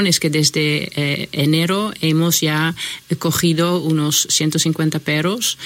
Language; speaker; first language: Spanish; non-native, fluent; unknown